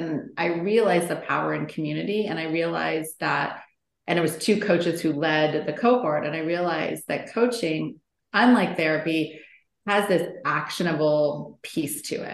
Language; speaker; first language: English; native; English